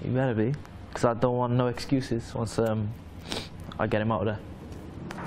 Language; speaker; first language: English; native; English